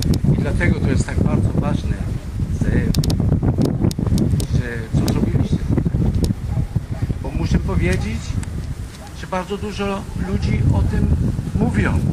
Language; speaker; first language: Polish; non-native, fluent; Hebrew